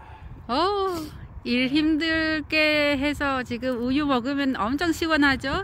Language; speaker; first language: Korean; non-native, learner; Vietnamese